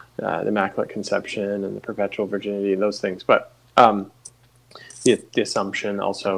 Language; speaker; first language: English; native; English